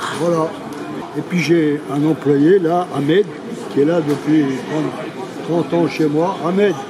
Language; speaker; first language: French; native; French